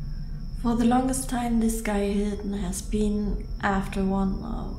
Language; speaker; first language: English; non-native, learner; German